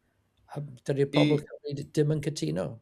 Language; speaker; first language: Welsh; non-native, learner; English